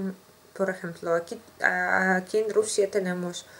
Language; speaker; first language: Spanish; non-native, learner; Russian